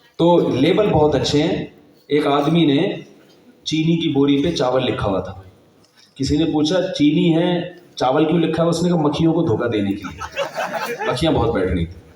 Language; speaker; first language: Urdu; native; Urdu